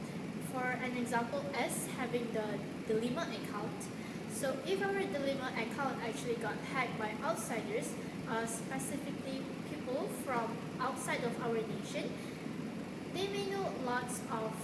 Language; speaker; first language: English; non-native, local second language; Malay